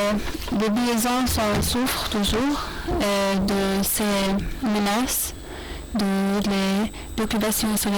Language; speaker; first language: French; non-native, learner; Arabic